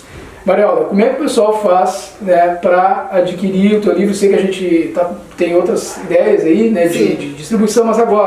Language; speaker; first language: Portuguese; native; Portuguese